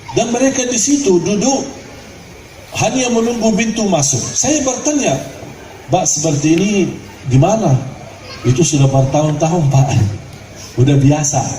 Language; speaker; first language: Malay; non-native, fluent; Arabic